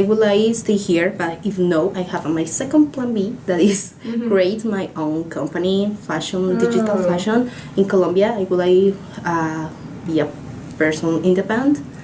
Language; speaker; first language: English; non-native, learner; Spanish